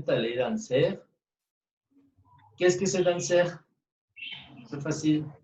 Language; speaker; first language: French; non-native, fluent; Spanish